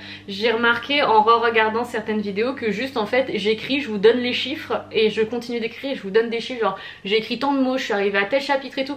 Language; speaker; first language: French; native; French